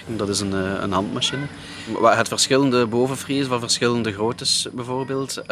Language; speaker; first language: Dutch; native; Dutch